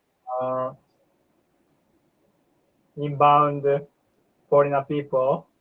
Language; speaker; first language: English; non-native, learner; Japanese